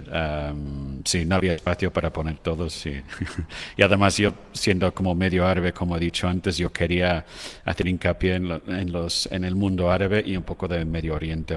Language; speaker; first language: Spanish; non-native, fluent; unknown